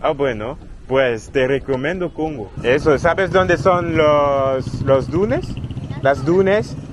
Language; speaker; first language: Spanish; non-native, learner; French